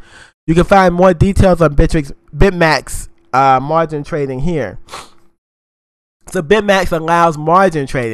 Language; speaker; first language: English; native; English